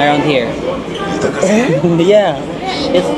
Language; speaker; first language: English; non-native, local second language; Filipino